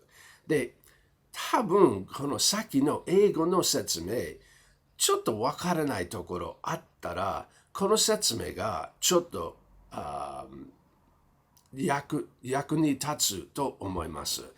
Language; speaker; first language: Japanese; non-native, fluent; English